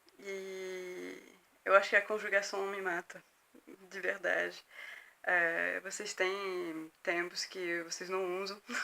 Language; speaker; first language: Portuguese; non-native, fluent; French